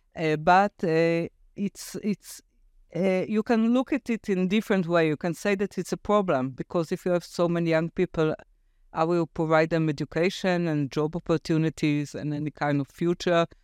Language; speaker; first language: English; non-native, fluent; Hebrew